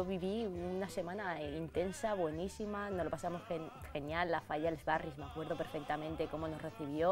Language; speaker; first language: Spanish; native; Spanish